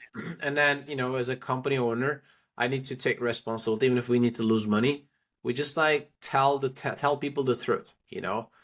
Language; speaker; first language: English; non-native, fluent; Turkish